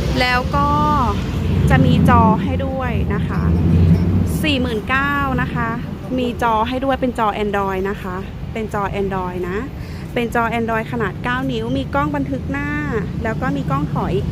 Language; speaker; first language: Thai; native; Thai